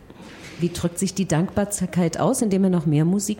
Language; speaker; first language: German; native; German